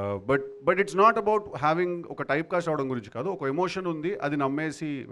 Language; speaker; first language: Telugu; native; Telugu